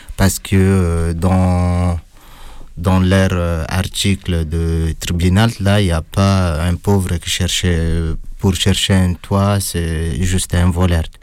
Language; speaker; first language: French; non-native, fluent; Arabic